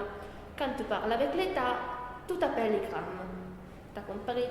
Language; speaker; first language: French; non-native, learner; Italian